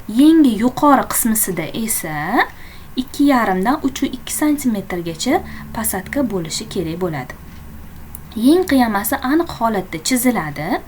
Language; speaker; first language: Uzbek; native; Uzbek